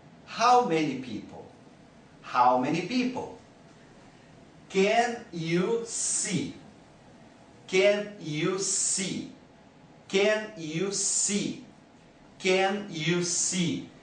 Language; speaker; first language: English; non-native, fluent; Portuguese